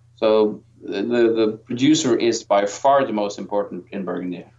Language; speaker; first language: English; non-native, fluent; Norwegian